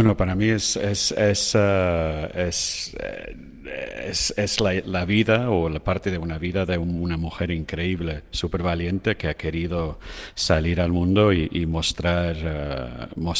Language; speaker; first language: Spanish; non-native, fluent; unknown